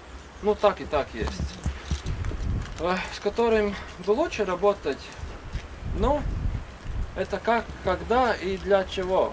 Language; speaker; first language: Russian; non-native, learner; Latvian